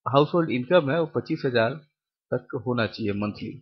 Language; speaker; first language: Hindi; non-native, local second language; Bangla